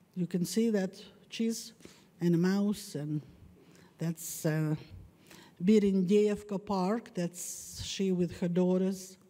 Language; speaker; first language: English; non-native, fluent; Russian